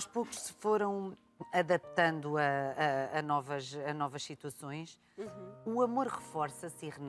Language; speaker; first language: Portuguese; native; Portuguese